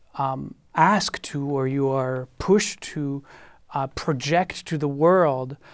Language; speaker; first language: English; non-native, fluent; French